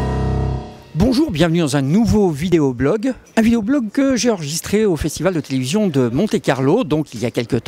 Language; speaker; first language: French; native; French